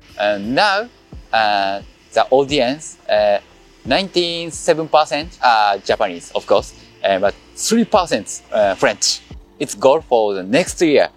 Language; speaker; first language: English; non-native, learner; Japanese